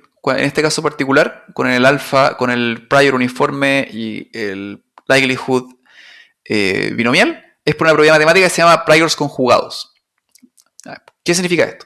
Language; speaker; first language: Spanish; native; Spanish